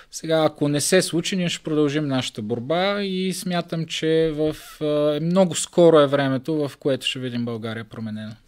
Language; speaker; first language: Bulgarian; native; Bulgarian